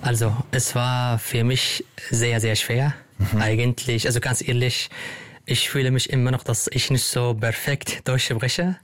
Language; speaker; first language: German; non-native, learner; Arabic